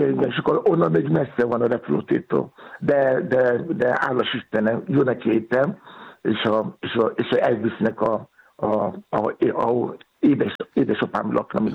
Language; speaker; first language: Hungarian; non-native, learner; Yoruba